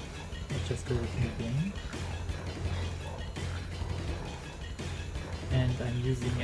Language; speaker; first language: English; non-native, fluent; German